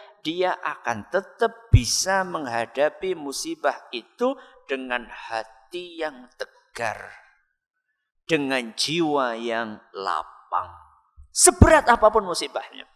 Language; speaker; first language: Indonesian; non-native, local second language; Javanese